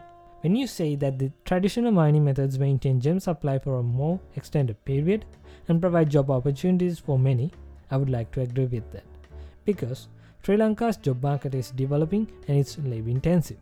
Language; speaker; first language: English; non-native, local second language; Sinhala